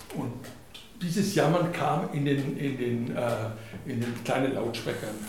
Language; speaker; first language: German; non-native, fluent; Hungarian